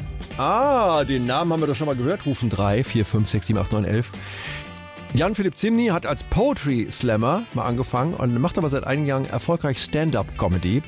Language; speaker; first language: German; native; German